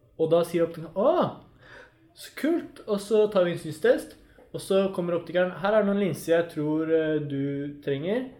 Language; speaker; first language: Norwegian; native; Norwegian